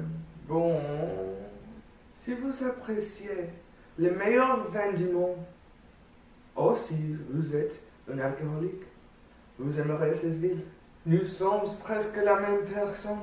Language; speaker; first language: French; non-native, learner; English